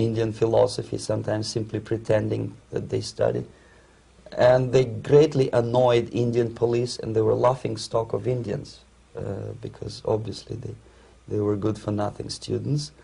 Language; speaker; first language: English; non-native, fluent; Russian